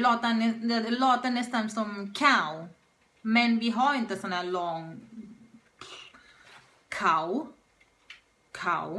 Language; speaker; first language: Swedish; non-native, fluent; Thai